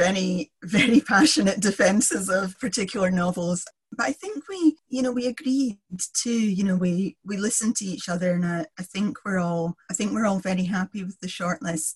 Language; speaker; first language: English; native; English